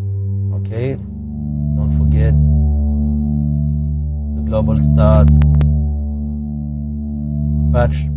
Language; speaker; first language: English; non-native, fluent; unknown